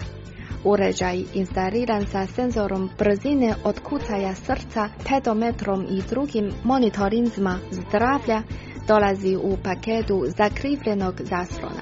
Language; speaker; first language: Croatian; non-native, fluent; Chinese